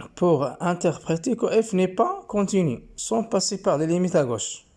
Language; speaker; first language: French; non-native, local second language; Arabic